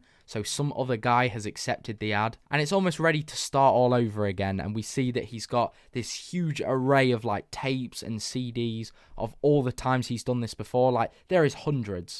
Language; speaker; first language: English; native; English